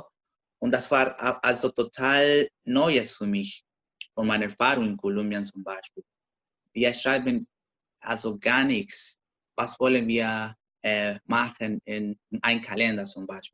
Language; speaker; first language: German; non-native, learner; Spanish